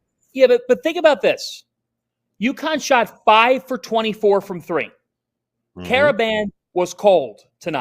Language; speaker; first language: English; native; English